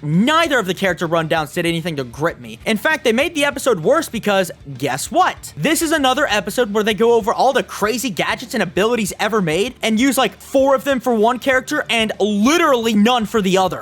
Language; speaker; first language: English; native; English